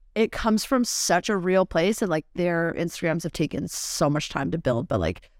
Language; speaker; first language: English; native; English